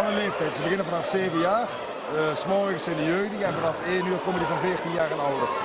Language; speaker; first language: Dutch; native; Dutch